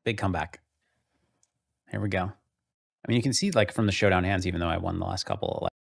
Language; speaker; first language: English; native; English